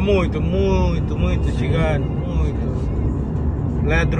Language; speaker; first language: Portuguese; non-native, learner; Nepali